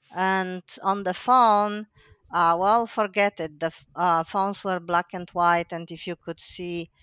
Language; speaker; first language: English; non-native, fluent; Polish